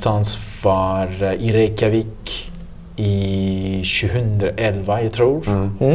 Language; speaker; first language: Swedish; non-native, learner; English